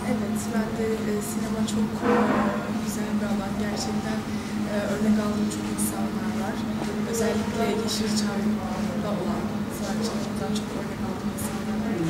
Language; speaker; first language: Turkish; early bilingual, heritage; Turkish